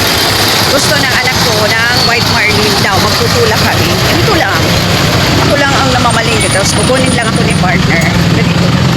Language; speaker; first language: Filipino; non-native, local second language; Waray